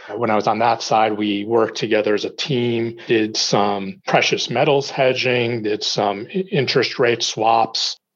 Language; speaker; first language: English; native; English